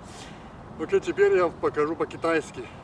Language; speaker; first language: Russian; non-native, learner; Chinese